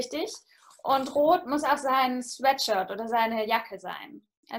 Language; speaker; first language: German; native; German